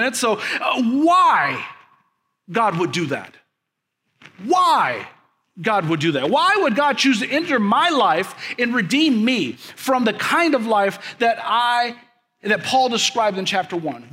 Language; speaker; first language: English; native; English